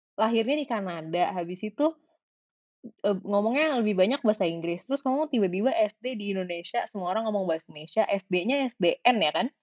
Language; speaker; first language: Indonesian; native; Indonesian